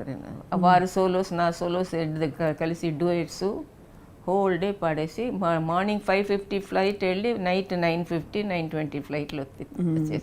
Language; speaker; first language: Telugu; non-native, local second language; Tamil